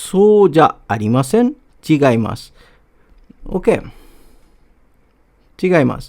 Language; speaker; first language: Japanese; non-native, fluent; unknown